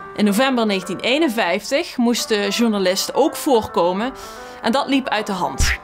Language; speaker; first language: Dutch; native; Dutch